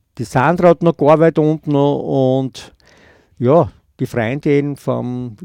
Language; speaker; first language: German; native; German